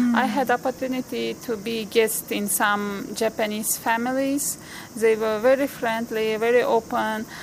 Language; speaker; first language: English; non-native, fluent; Uzbek